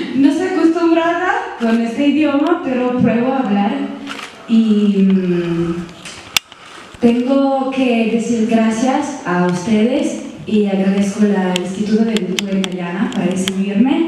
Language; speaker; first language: Spanish; non-native, learner; Italian